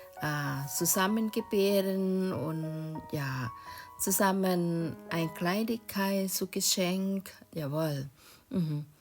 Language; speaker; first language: German; non-native, learner; Thai